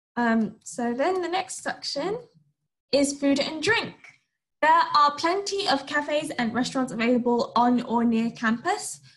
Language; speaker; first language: English; native; English